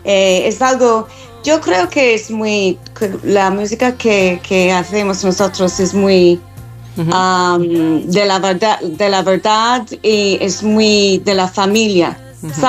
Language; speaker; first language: Spanish; non-native, learner; English